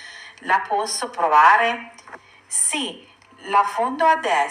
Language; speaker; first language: Italian; non-native, fluent; Sinhala